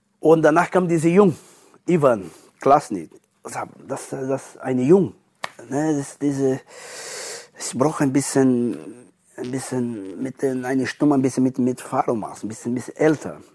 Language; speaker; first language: German; non-native, learner; Portuguese